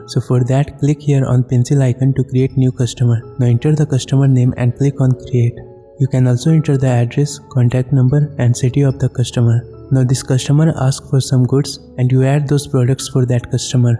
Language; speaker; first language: English; non-native, local second language; Hindi